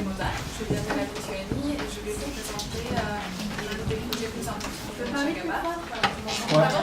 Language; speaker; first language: French; non-native, fluent; Lithuanian